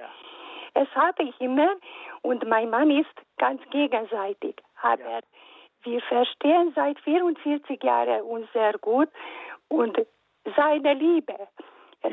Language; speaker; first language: German; non-native, fluent; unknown